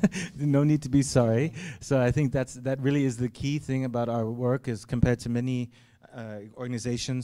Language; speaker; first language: English; non-native, fluent; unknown